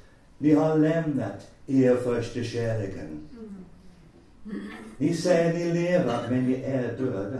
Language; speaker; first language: Swedish; non-native, fluent; English